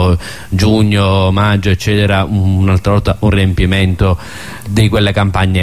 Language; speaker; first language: Italian; native; Italian